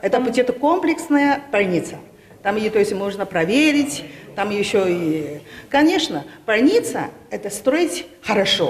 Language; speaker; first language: Russian; non-native, learner; Chinese